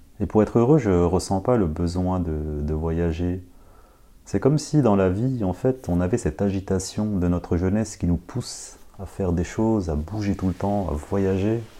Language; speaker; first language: French; early bilingual, other home language; Khmer